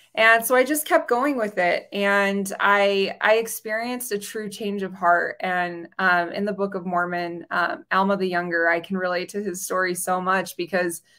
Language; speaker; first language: English; native; English